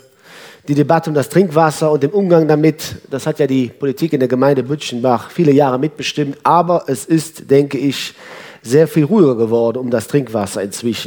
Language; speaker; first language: German; native; German